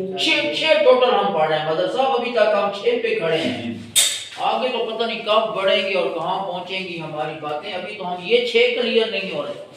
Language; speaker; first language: Urdu; native; Urdu